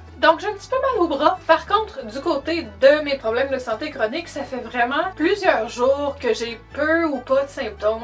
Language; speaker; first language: French; native; French